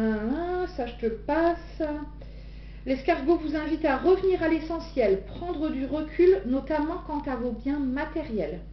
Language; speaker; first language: French; native; French